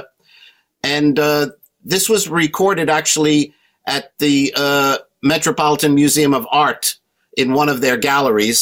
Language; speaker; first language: English; native; English